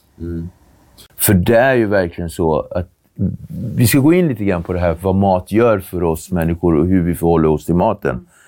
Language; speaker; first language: Swedish; early bilingual, other home language; Kabuverdianu